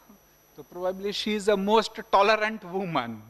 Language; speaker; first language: Hindi; native; Hindi